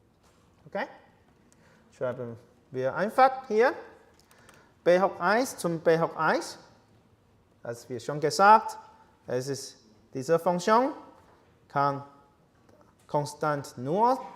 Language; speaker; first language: German; non-native, learner; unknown